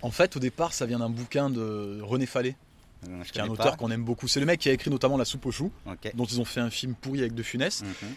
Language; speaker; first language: French; native; French